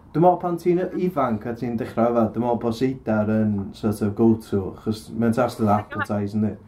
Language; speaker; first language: Welsh; native; Welsh